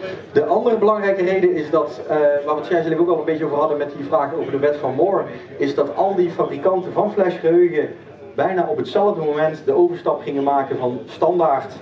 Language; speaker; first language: Dutch; native; Dutch